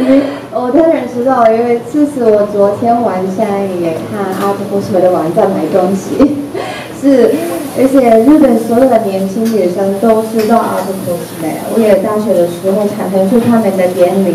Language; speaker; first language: Chinese; non-native, fluent; Japanese